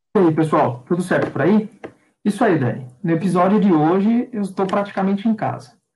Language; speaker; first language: Portuguese; native; Portuguese